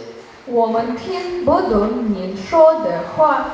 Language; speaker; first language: Chinese; non-native, learner; Russian